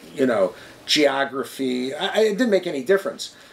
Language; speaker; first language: English; native; English